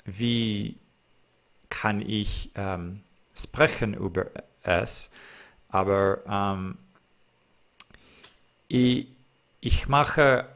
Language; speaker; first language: German; non-native, learner; English